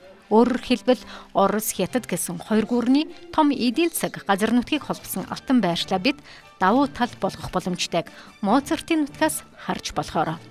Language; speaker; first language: Mongolian; native; Mongolian